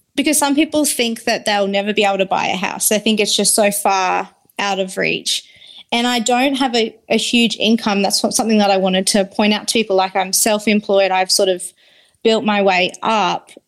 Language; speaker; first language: English; native; English